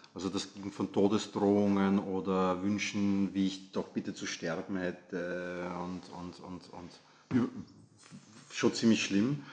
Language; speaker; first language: German; native; German